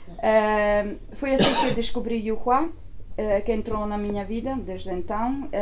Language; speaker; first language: Portuguese; non-native, fluent; Italian